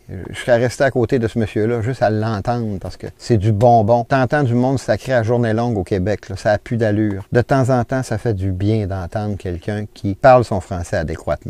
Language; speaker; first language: French; native; French